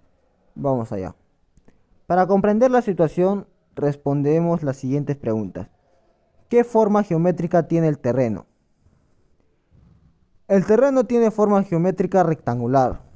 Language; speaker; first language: Spanish; native; Spanish